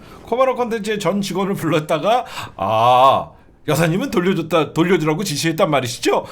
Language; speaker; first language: Korean; native; Korean